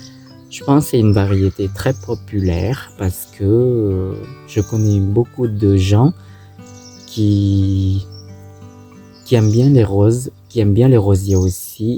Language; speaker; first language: French; non-native, fluent; Thai